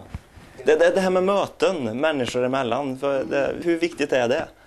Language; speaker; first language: Swedish; native; Swedish